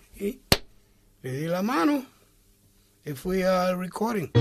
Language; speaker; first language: Spanish; early bilingual, heritage; English